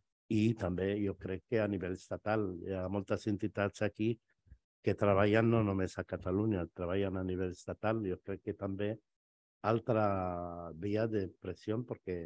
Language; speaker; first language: Catalan; non-native, fluent; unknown